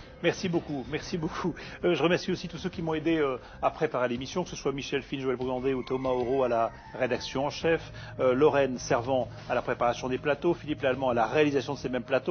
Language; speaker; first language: French; native; French